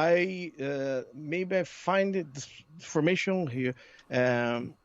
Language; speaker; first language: English; non-native, learner; Portuguese